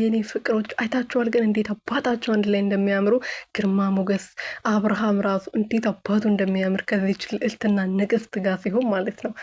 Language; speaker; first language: Amharic; native; Amharic